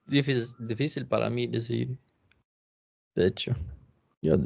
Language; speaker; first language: Spanish; non-native, fluent; Swedish